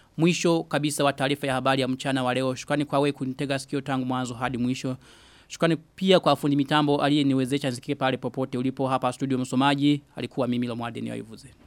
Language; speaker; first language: Swahili; non-native, local second language; Rundi